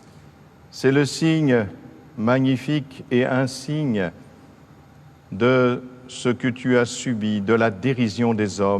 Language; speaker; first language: French; native; French